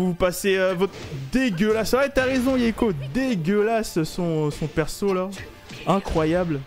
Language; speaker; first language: French; native; French